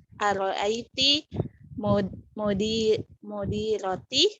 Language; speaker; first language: Arabic; non-native, learner; Indonesian